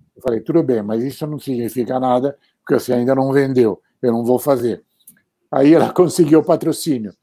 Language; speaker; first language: Portuguese; non-native, fluent; Italian